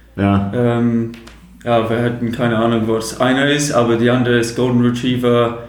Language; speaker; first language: German; non-native, fluent; English